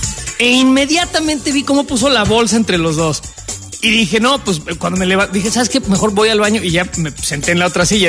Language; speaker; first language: Spanish; native; Spanish